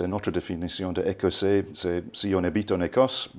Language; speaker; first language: French; non-native, fluent; English